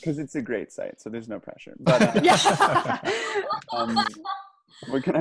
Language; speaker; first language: English; native; English